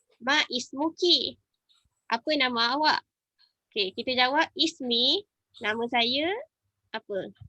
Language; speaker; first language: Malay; native; Malay